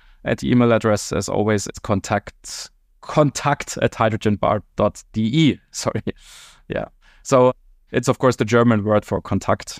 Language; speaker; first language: English; non-native, fluent; German